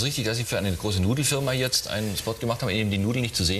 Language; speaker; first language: German; native; German